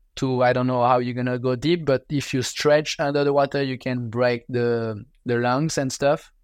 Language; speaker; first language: English; non-native, learner; French